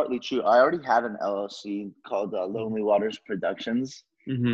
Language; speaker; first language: English; native; English